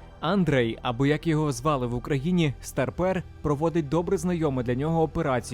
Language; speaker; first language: Ukrainian; native; Ukrainian